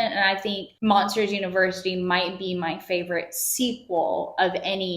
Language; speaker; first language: English; native; English